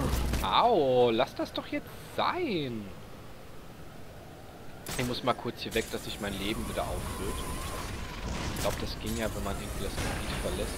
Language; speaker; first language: German; native; German